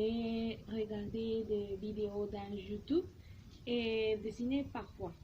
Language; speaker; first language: French; non-native, learner; Spanish